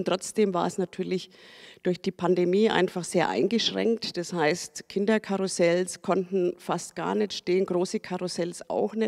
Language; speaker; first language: German; native; German